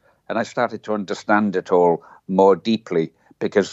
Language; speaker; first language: English; native; English